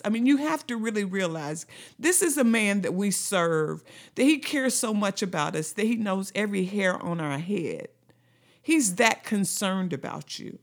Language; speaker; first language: English; native; English